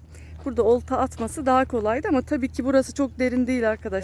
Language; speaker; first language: Turkish; native; Turkish